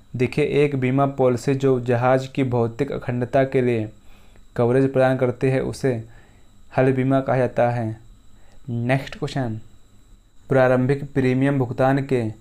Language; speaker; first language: Hindi; native; Hindi